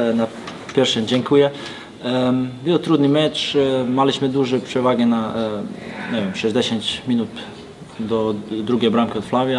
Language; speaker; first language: Polish; non-native, learner; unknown